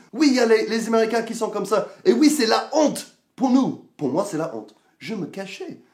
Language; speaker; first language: French; non-native, fluent; English